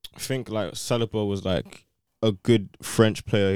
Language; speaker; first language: English; native; English